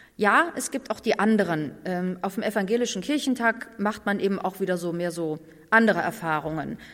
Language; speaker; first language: German; native; German